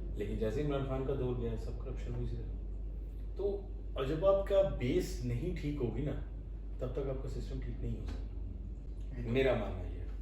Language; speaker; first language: Urdu; non-native, local second language; Punjabi